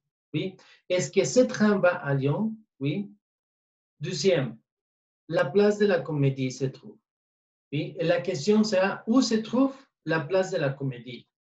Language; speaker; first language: French; non-native, learner; Spanish